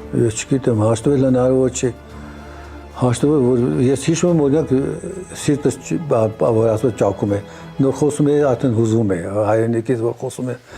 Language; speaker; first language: Armenian; native; Armenian